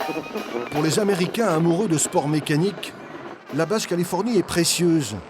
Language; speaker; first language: French; native; French